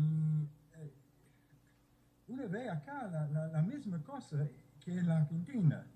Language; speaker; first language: Spanish; non-native, fluent; English